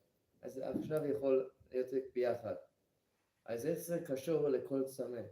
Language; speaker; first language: Hebrew; non-native, learner; English